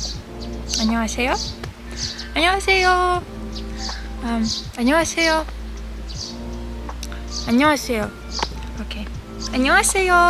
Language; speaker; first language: Korean; non-native, learner; Russian